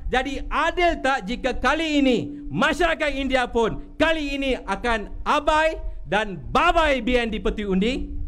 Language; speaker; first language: Malay; non-native, local second language; Tamil